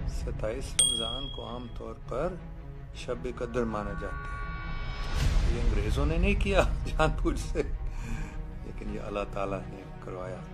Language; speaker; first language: Urdu; early bilingual, other home language; English